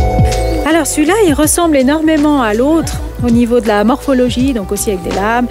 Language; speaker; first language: French; native; French